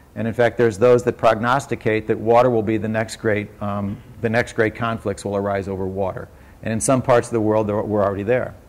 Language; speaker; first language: English; native; English